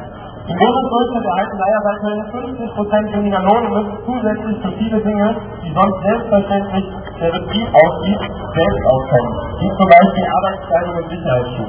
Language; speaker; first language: German; native; German